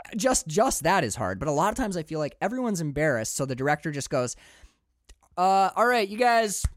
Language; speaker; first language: English; native; English